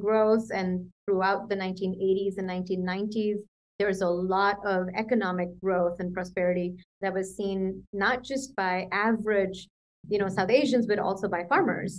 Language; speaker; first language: English; non-native, local second language; Punjabi